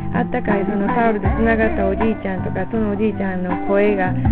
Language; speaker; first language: Japanese; native; Japanese